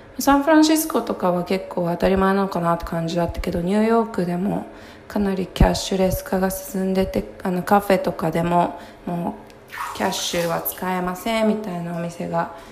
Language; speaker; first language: Japanese; native; Japanese